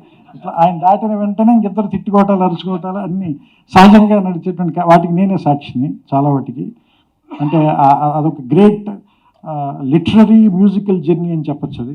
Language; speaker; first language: Telugu; native; Telugu